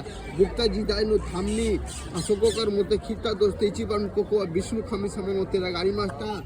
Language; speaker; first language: Japanese; non-native, learner; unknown